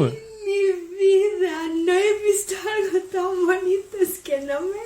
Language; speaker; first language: Spanish; native; Spanish